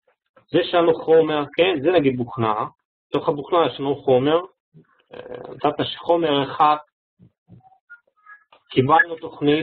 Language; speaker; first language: Hebrew; non-native, fluent; Russian